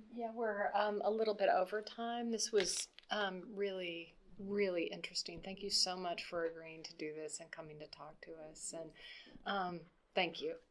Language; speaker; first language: English; non-native, fluent; Portuguese